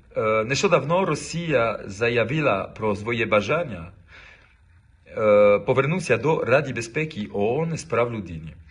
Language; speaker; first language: Ukrainian; non-native, learner; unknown